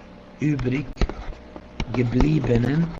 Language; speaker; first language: German; non-native, fluent; Arabic